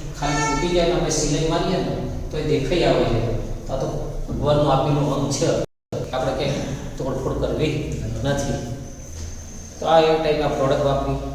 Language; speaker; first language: Gujarati; native; Gujarati